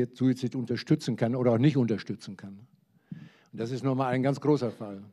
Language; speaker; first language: German; native; German